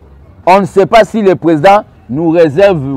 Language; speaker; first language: French; non-native, local second language; Lingala